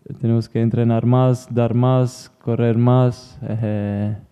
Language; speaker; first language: Spanish; non-native, learner; Italian